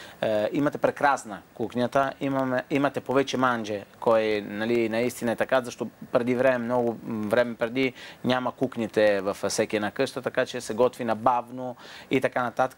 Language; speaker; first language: Bulgarian; non-native, fluent; Italian